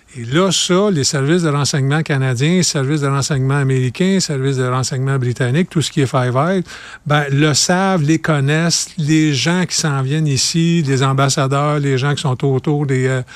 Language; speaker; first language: French; native; French